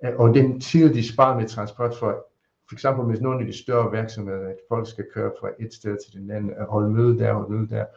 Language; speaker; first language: Danish; non-native, fluent; English